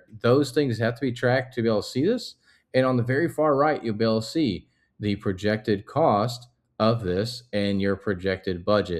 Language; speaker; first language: English; native; English